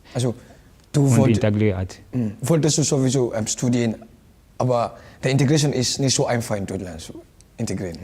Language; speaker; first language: German; non-native, learner; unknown